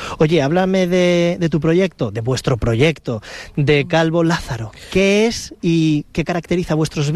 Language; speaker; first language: Spanish; native; Spanish